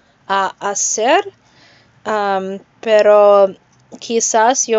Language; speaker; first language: Spanish; non-native, learner; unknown